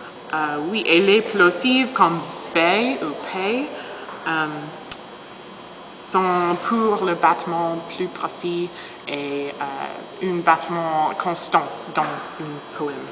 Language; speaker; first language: French; non-native, learner; English